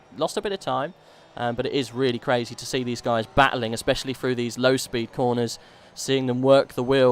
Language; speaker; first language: English; native; English